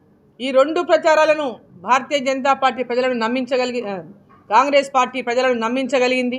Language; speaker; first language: Telugu; native; Telugu